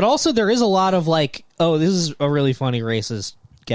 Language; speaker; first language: English; native; English